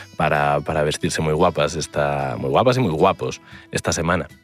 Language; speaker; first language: Spanish; native; Spanish